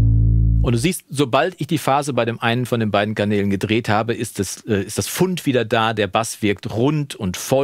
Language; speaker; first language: German; native; German